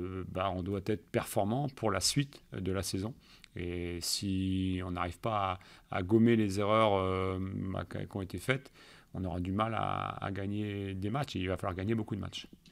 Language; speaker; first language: French; native; French